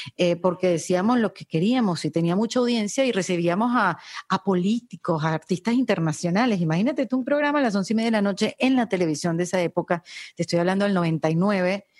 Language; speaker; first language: Spanish; native; Spanish